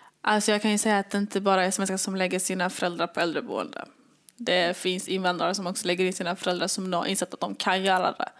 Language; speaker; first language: Swedish; early bilingual, other home language; Somali